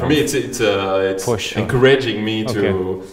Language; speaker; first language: English; non-native, fluent; Romanian